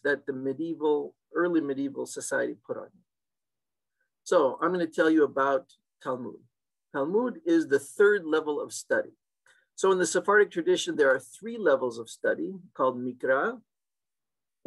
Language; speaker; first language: English; native; English